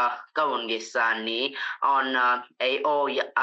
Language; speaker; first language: Finnish; non-native, learner; Vietnamese